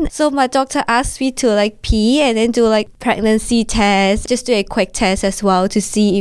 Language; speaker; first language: English; non-native, local second language; Cantonese